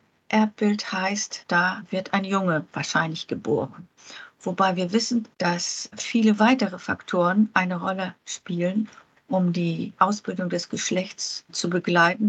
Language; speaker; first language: German; native; German